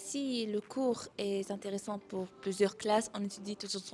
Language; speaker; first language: French; non-native, fluent; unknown